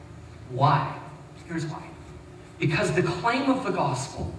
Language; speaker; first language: English; native; English